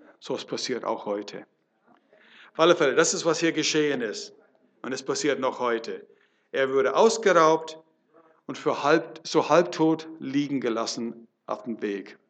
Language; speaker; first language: German; non-native, fluent; English